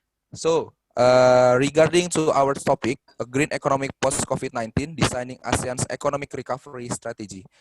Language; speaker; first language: English; non-native, fluent; Indonesian